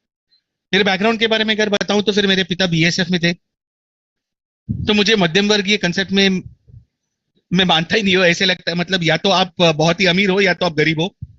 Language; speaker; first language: Hindi; native; Hindi